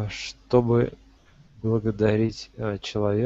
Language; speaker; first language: Russian; native; Russian